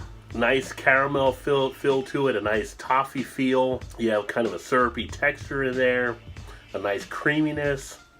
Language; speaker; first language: English; native; English